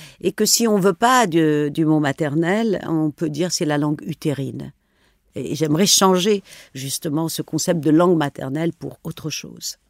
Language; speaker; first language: French; non-native, local second language; Arabic